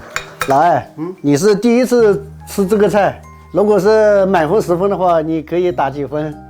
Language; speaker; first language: Chinese; native; Chinese